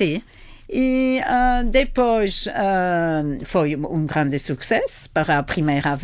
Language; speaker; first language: Portuguese; non-native, fluent; French